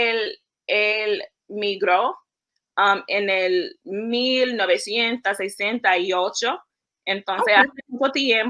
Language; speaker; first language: Spanish; early bilingual, heritage; English